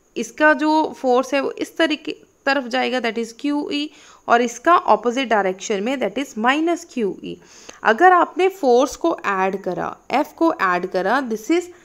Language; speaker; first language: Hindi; non-native, local second language; Punjabi